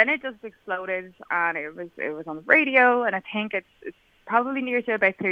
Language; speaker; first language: English; native; English